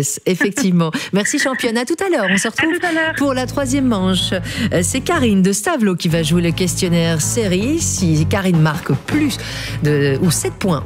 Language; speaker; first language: French; native; French